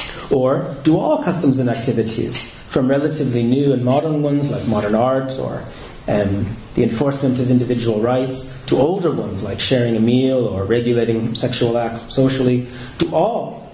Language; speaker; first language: English; native; English